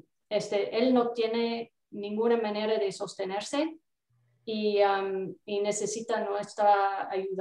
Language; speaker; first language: Spanish; non-native, fluent; English